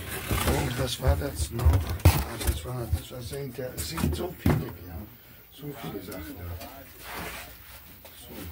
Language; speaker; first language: German; non-native, learner; Italian